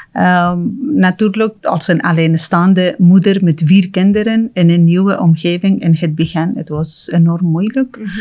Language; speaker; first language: Dutch; non-native, fluent; Persian